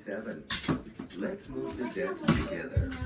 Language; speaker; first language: English; non-native, learner; Japanese